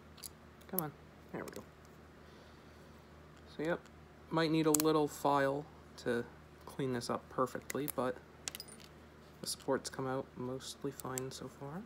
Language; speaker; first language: English; native; English